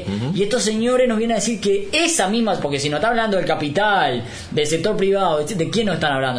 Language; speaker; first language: Spanish; native; Spanish